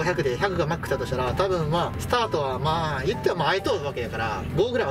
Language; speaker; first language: Japanese; native; Japanese